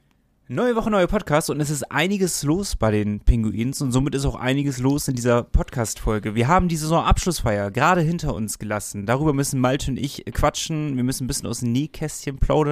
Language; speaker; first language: German; native; German